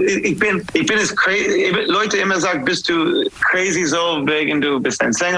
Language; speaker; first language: German; non-native, learner; English